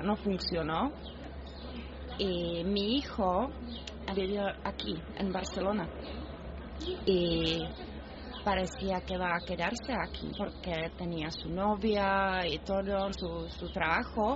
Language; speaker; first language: Spanish; non-native, learner; Czech